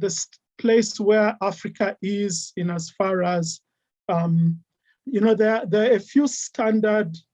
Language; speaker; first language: English; non-native, local second language; Ganda